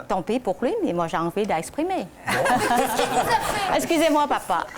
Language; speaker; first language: French; non-native, learner; Vietnamese